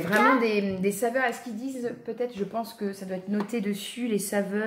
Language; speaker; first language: French; native; French